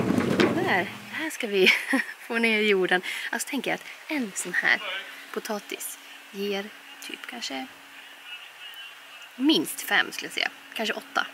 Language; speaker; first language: Swedish; native; Swedish